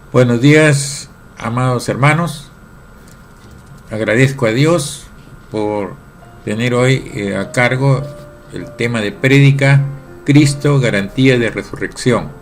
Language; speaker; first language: Spanish; native; Spanish